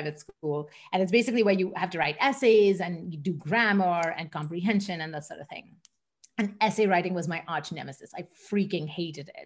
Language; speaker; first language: English; non-native, local second language; Hindi